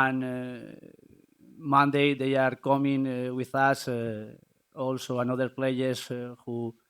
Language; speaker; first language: English; non-native, learner; Spanish